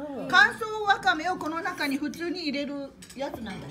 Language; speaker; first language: Japanese; native; Japanese